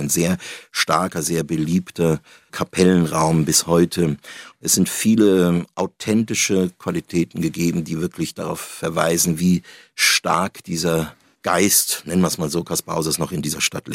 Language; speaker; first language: German; native; German